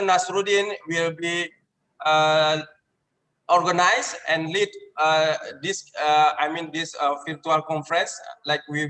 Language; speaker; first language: English; non-native, learner; Indonesian